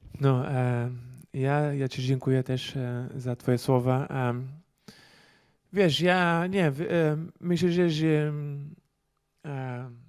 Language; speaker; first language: Polish; non-native, learner; Portuguese